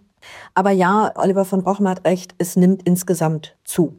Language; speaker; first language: German; native; German